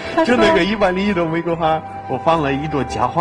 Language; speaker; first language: Chinese; non-native, fluent; Russian